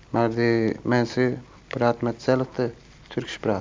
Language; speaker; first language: Dutch; non-native, learner; Turkish